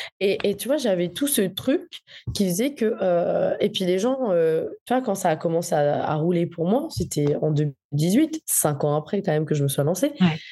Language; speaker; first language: French; non-native, local second language; Morisyen